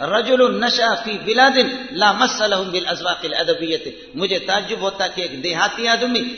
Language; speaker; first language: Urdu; non-native, local second language; Brahui